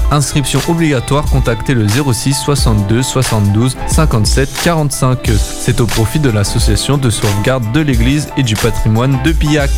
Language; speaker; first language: French; native; French